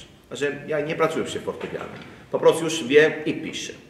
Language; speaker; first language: Polish; non-native, learner; Italian